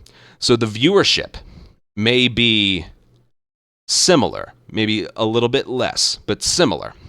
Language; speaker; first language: English; native; English